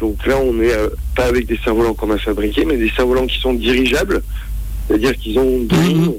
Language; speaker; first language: French; native; French